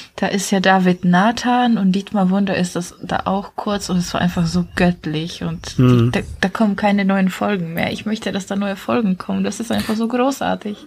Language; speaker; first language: German; non-native, fluent; Czech